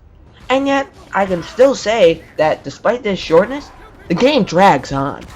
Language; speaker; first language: English; native; English